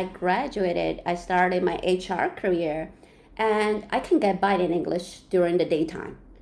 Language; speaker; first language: English; non-native, fluent; Chinese